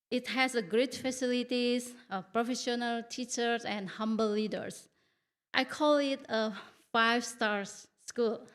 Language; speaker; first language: English; non-native, learner; Indonesian